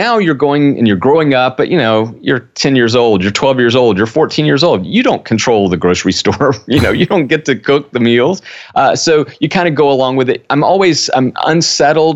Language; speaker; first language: English; native; English